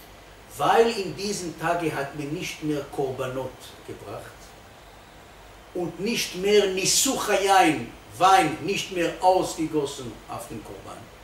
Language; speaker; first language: German; non-native, fluent; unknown